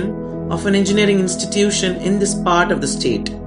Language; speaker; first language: English; non-native, local second language; Tamil